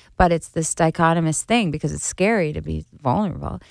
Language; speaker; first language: English; native; English